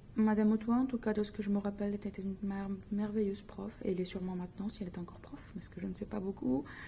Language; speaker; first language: French; early bilingual, other home language; Spanish